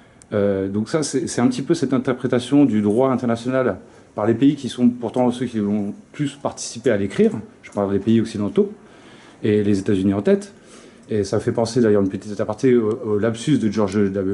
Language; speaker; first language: French; native; French